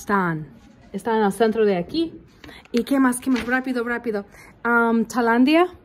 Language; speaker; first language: Spanish; non-native, learner; English